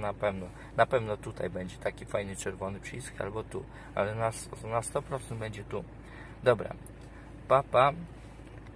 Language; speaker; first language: Polish; native; Polish